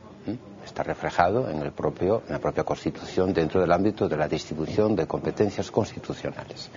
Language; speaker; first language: Spanish; native; Spanish